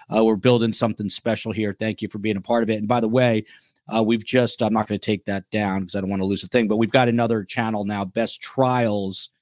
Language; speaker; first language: English; native; English